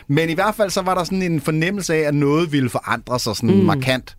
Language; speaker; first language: Danish; native; Danish